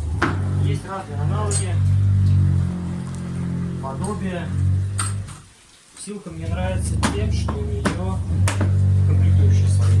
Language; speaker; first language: Russian; native; Russian